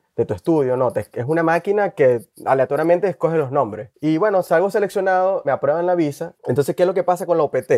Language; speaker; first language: Spanish; native; Spanish